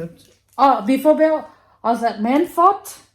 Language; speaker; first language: Dutch; non-native, learner; Thai